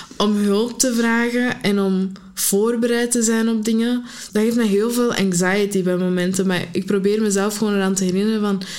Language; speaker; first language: Dutch; early bilingual, other home language; Arabic